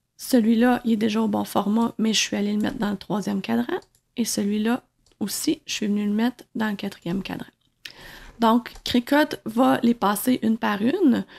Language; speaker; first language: French; native; French